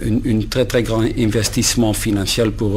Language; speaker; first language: French; non-native, learner; Dutch